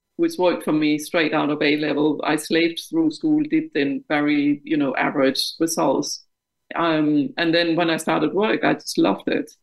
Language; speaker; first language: English; non-native, fluent; Danish